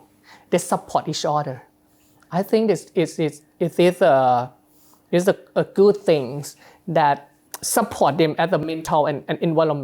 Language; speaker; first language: English; non-native, learner; Thai